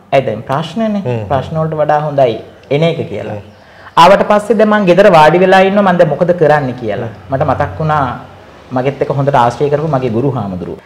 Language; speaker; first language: Sinhala; non-native, local second language; Tamil